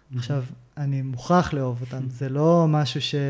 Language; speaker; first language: Hebrew; native; Hebrew